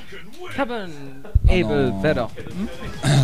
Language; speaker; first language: Japanese; non-native, learner; German